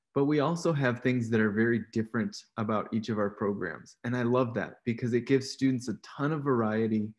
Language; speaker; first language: English; native; English